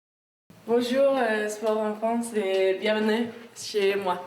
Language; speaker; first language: French; native; French